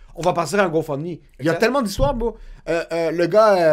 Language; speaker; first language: French; native; French